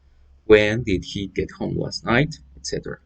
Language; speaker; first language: English; non-native, fluent; Spanish